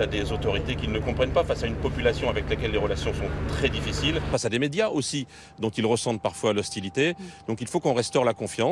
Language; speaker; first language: French; native; French